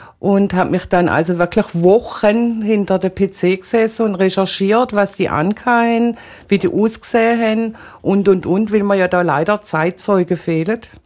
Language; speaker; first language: German; native; German